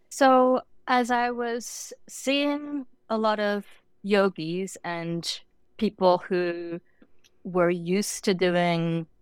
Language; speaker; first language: English; native; English